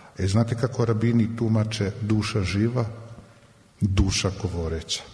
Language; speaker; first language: Serbian; native; Serbian